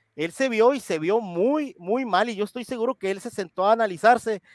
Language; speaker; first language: Spanish; native; Spanish